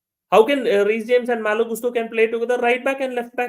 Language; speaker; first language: English; non-native, local second language; Malayalam